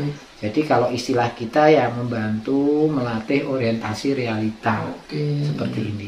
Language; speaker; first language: Indonesian; native; Indonesian